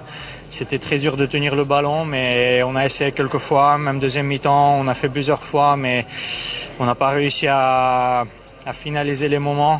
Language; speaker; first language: French; early bilingual, heritage; Armenian